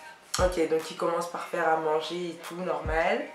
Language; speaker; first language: French; native; French